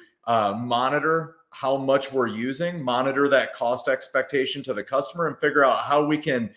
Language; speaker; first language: English; native; English